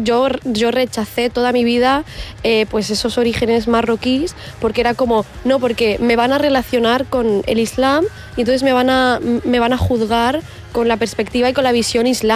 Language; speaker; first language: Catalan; early bilingual, other home language; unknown